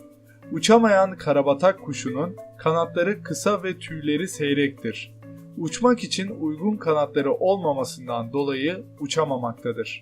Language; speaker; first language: Turkish; native; Turkish